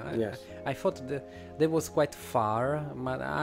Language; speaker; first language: English; non-native, fluent; Italian